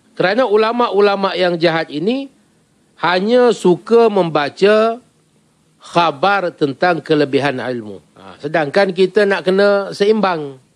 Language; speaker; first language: Malay; native; Malay